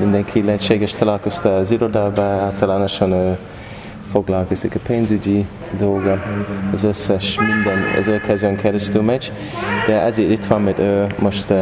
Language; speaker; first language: Hungarian; non-native, learner; English